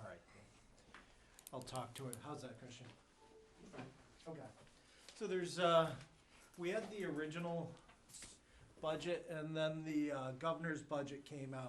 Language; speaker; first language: English; native; English